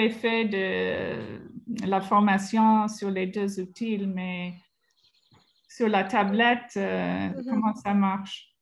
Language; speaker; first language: French; non-native, fluent; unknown